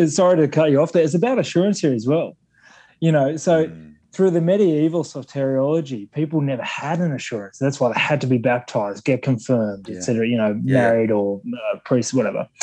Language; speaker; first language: English; native; English